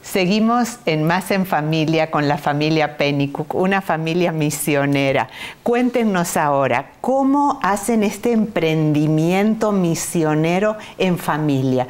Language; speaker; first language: Spanish; native; Spanish